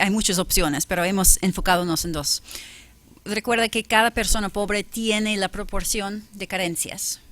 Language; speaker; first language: Spanish; non-native, fluent; English